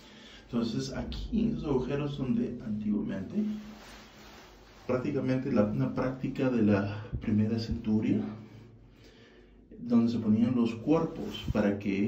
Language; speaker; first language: Spanish; early bilingual, heritage; Spanish